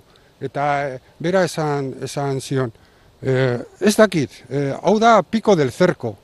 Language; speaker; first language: Basque; non-native, local second language; Spanish